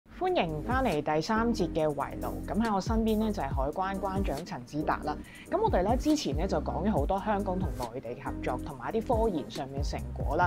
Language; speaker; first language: Cantonese; native; Cantonese